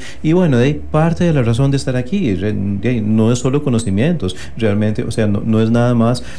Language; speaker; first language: Spanish; native; Spanish